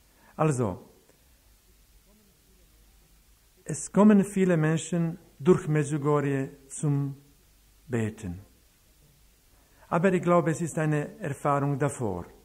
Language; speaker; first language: German; non-native, fluent; Croatian